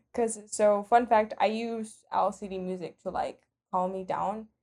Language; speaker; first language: English; non-native, fluent; Spanish